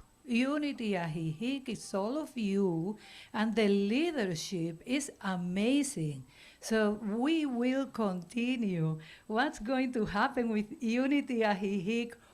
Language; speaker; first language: English; non-native, fluent; Spanish